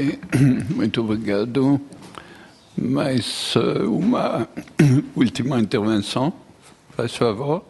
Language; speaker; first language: Portuguese; non-native, fluent; French